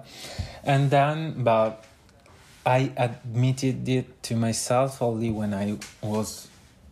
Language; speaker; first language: English; non-native, fluent; Italian